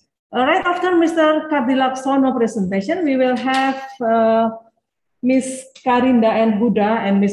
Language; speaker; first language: English; non-native, fluent; Indonesian